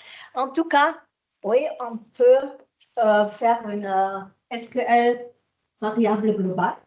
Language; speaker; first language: French; non-native, fluent; German